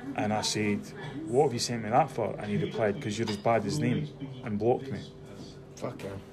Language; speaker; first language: English; native; English